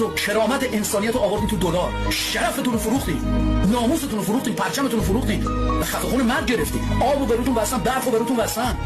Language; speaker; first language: Persian; native; Persian